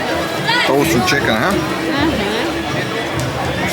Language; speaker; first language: German; non-native, local second language; Croatian